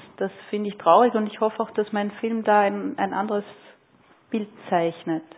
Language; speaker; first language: German; native; German